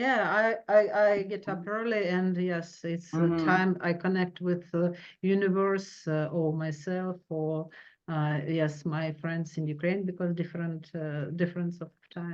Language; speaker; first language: English; non-native, learner; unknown